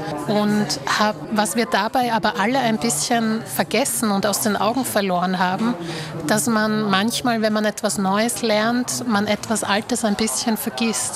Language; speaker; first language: German; early bilingual, other home language; Slovak